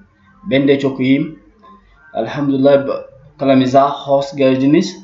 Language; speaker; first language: Turkish; non-native, learner; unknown